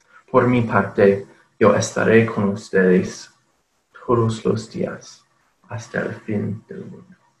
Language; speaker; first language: Spanish; non-native, fluent; English